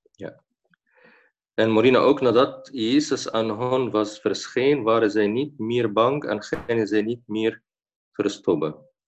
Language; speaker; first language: Dutch; non-native, fluent; Arabic